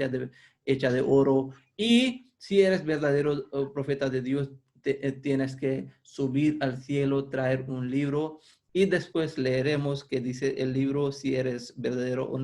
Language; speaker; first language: Spanish; non-native, fluent; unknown